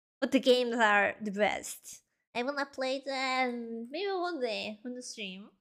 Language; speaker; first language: English; non-native, learner; Spanish